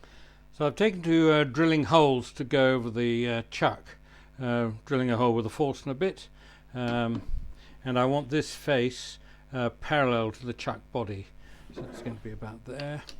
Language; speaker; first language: English; native; English